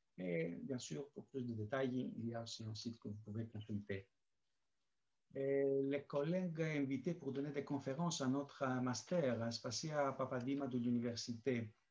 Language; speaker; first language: French; non-native, fluent; Greek